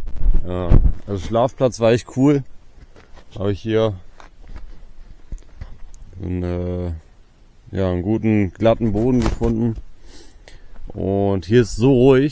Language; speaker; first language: German; native; German